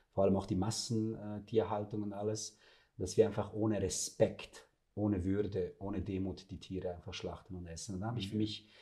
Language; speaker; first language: German; non-native, fluent; Serbian